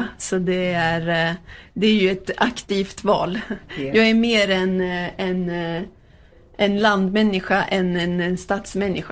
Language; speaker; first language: Swedish; early bilingual, heritage; Swedish